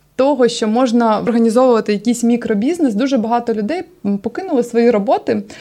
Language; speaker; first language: Ukrainian; native; Ukrainian